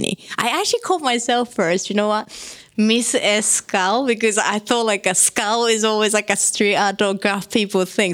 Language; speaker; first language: English; non-native, fluent; Japanese